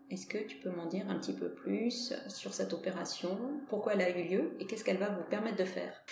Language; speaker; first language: French; native; French